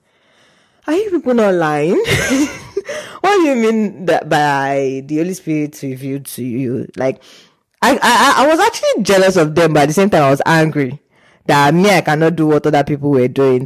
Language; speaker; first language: English; non-native, local second language; Yoruba